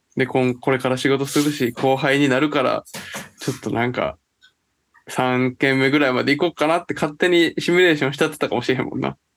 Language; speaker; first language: Japanese; native; Japanese